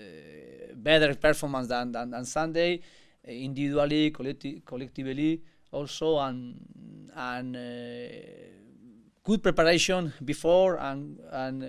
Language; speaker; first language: English; non-native, learner; Spanish